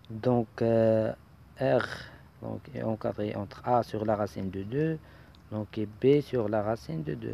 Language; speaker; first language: French; non-native, local second language; Arabic